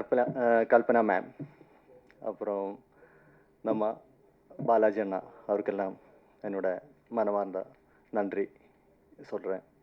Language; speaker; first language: Tamil; non-native, fluent; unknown